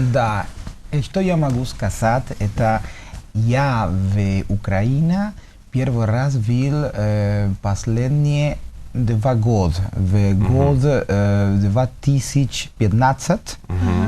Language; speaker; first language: Russian; non-native, learner; Spanish